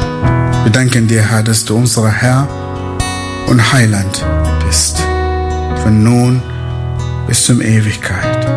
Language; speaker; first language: German; non-native, fluent; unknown